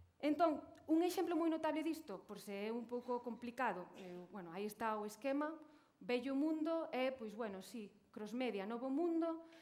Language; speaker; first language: Galician; native; Galician